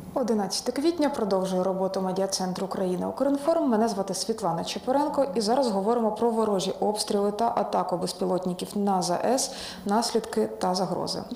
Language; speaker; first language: Ukrainian; native; Ukrainian